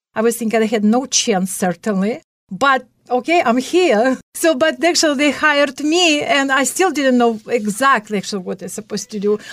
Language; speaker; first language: English; non-native, fluent; Russian